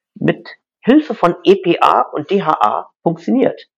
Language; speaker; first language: German; non-native, fluent; English